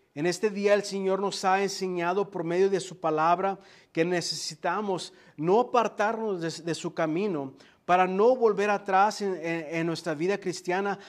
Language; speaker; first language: Spanish; native; Spanish